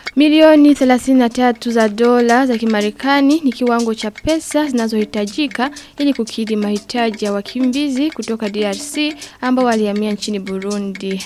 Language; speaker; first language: Swahili; non-native, local second language; Rundi